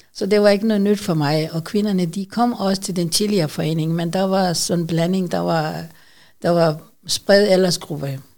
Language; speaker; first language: Danish; non-native, fluent; Urdu